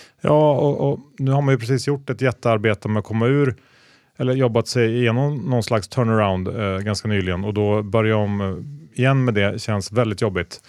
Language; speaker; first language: Swedish; native; Swedish